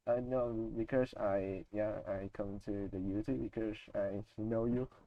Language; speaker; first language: English; non-native, learner; Vietnamese